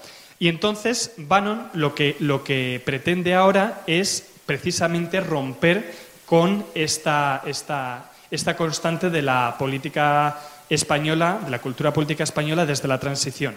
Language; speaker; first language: Spanish; native; Spanish